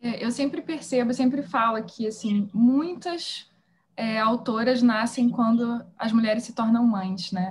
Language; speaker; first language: Portuguese; native; Portuguese